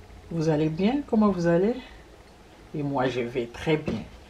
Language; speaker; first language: French; non-native, local second language; Lingala